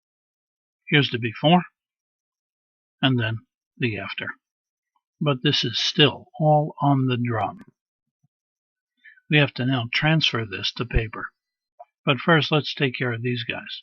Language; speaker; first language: English; native; English